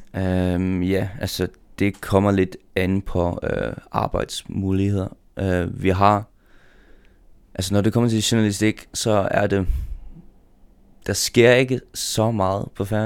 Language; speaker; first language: Danish; non-native, local second language; Faroese